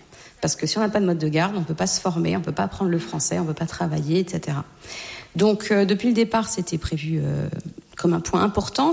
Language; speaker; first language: French; native; French